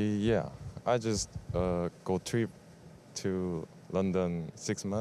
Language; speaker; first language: English; non-native, learner; Korean